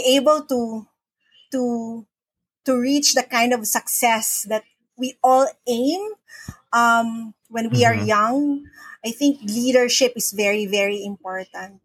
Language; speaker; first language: English; non-native, local second language; Filipino